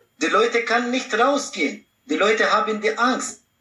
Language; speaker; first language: German; non-native, learner; Pashto